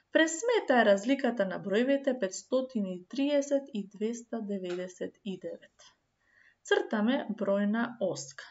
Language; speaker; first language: Macedonian; native; Macedonian